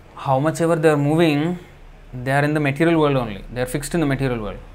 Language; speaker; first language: English; non-native, local second language; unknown